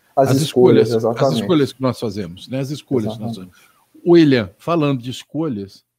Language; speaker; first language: Portuguese; native; Portuguese